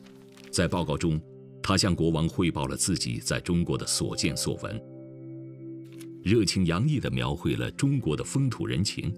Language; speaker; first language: Chinese; native; Chinese